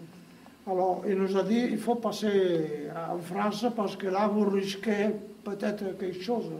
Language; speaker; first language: French; non-native, fluent; Spanish